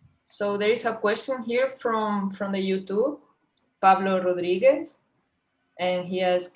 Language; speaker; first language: English; non-native, fluent; Portuguese